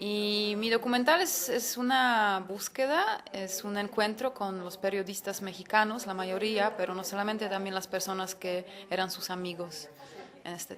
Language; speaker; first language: Spanish; non-native, fluent; Polish